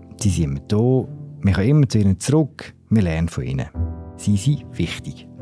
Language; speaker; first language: German; native; German